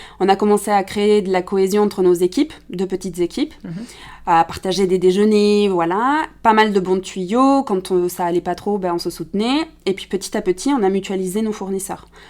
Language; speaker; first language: French; early bilingual, other home language; Spanish